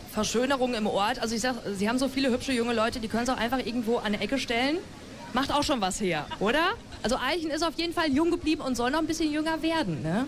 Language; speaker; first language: German; native; German